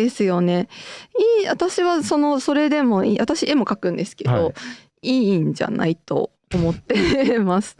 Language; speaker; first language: Japanese; native; Japanese